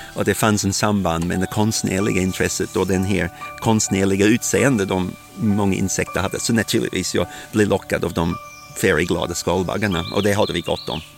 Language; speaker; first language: Swedish; non-native, fluent; English